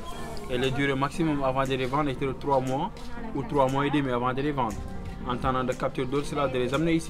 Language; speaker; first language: French; non-native, local second language; Wolof